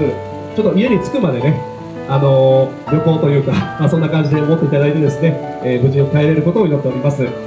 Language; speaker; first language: Japanese; native; Japanese